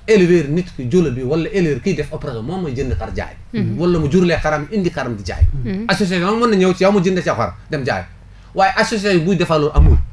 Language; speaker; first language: Wolof; non-native, local second language; Fula